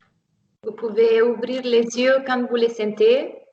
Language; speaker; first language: French; non-native, fluent; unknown